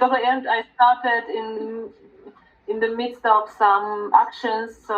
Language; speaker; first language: English; non-native, learner; Polish